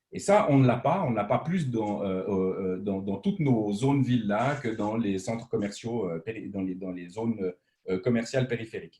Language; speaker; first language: French; native; French